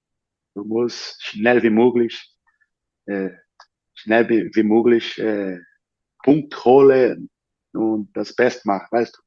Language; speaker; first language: German; non-native, learner; Portuguese